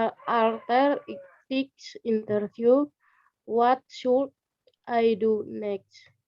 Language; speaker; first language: English; non-native, learner; Indonesian